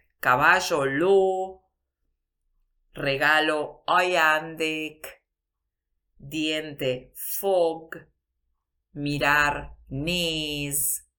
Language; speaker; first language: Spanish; early bilingual, heritage; Spanish